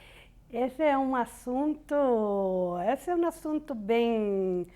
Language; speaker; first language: Portuguese; non-native, fluent; Italian